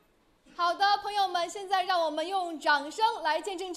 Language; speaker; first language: Chinese; native; Chinese